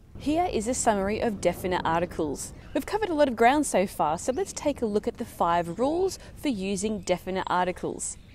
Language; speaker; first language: English; early bilingual, other home language; Italian